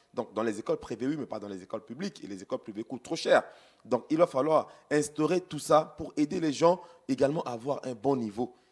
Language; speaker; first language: French; non-native, local second language; Sango